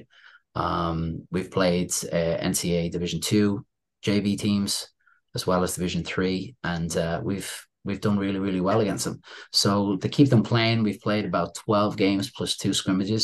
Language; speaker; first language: English; native; English